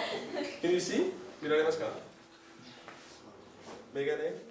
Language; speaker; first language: Japanese; non-native, learner; English